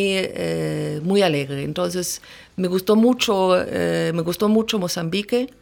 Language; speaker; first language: Spanish; non-native, fluent; German